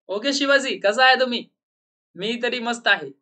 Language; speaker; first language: Marathi; non-native, local second language; Hindi